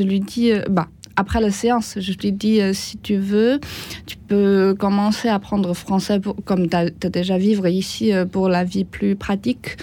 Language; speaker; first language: French; non-native, learner; Chinese